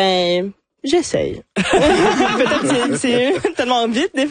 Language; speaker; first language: French; non-native, local second language; English